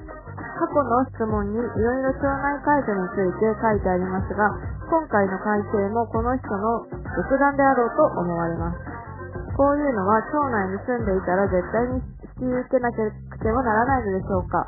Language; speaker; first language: Japanese; native; Japanese